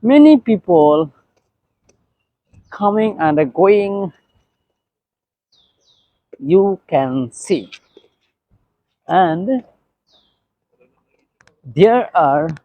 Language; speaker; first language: English; non-native, learner; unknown